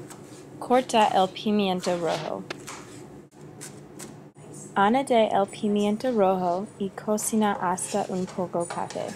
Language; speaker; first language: Spanish; non-native, learner; English